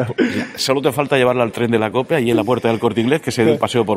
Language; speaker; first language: Spanish; native; Spanish